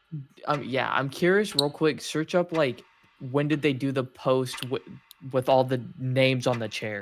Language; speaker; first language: English; native; English